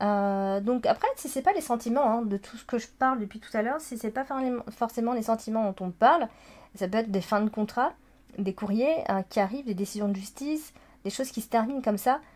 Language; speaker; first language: French; native; French